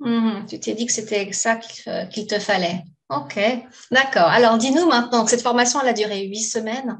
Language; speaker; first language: French; native; French